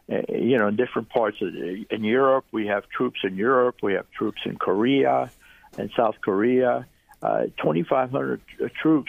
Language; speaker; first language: English; early bilingual, other home language; Greek